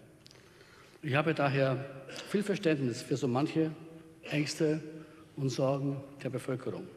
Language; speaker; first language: German; native; German